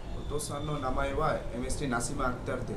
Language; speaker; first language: Japanese; non-native, learner; Bangla